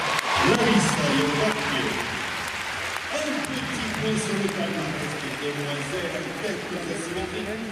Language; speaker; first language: French; native; French